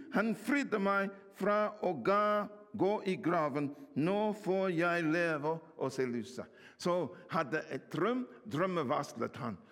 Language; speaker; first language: Norwegian; non-native, fluent; English